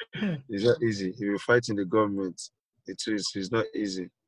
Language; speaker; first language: English; non-native, local second language; Yoruba